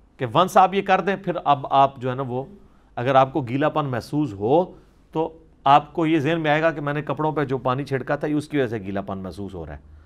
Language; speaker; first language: Urdu; non-native, local second language; Punjabi